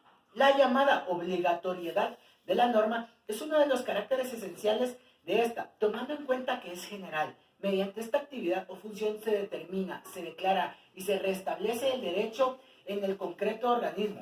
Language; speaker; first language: Spanish; native; Spanish